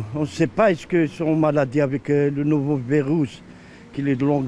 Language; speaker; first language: French; non-native, local second language; Arabic